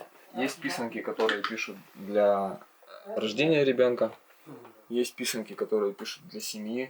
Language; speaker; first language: Russian; native; Russian